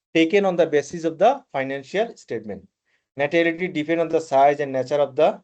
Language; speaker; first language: English; non-native, local second language; Bangla